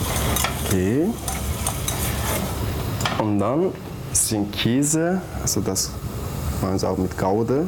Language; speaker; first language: German; non-native, learner; Turkish